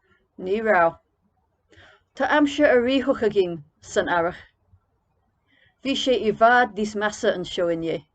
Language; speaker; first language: Irish; non-native, learner; English